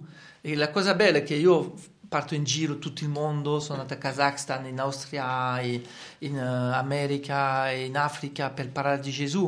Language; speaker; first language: Italian; non-native, fluent; French